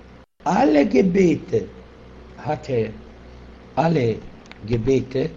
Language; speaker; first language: German; non-native, fluent; Arabic